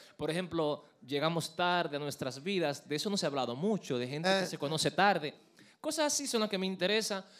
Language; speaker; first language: Spanish; native; Spanish